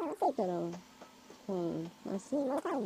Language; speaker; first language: Spanish; non-native, learner; English